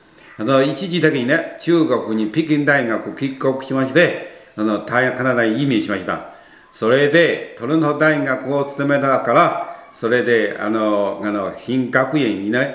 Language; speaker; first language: Japanese; non-native, fluent; Chinese